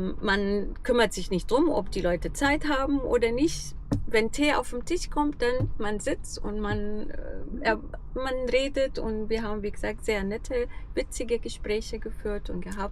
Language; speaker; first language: German; non-native, fluent; Arabic